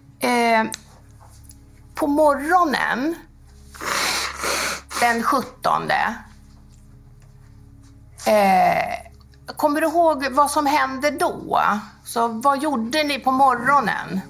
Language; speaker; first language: Swedish; native; Swedish